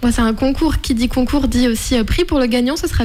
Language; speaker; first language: French; native; French